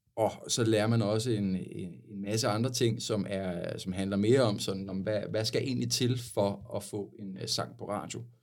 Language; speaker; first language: Danish; native; Danish